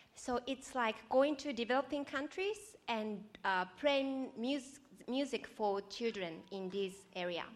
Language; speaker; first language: English; non-native, fluent; Japanese